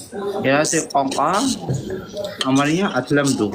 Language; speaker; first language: Amharic; non-native, local second language; Oromo